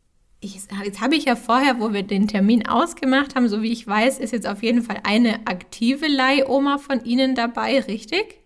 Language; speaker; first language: German; native; German